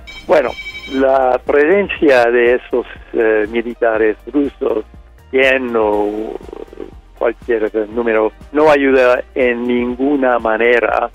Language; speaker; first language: Spanish; non-native, fluent; English